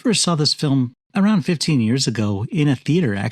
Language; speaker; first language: English; native; English